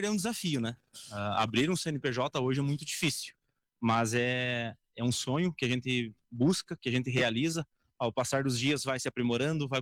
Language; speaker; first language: Portuguese; native; Portuguese